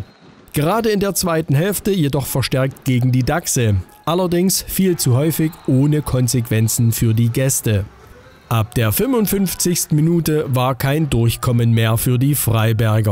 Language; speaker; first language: German; native; German